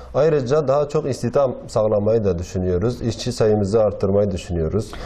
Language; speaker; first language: Turkish; native; Turkish